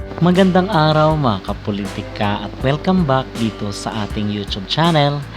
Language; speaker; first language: Filipino; native; Filipino